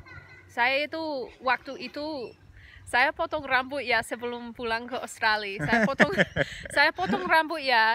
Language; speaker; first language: Indonesian; non-native, fluent; English